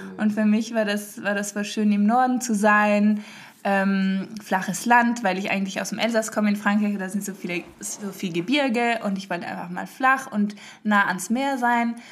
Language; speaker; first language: German; early bilingual, heritage; German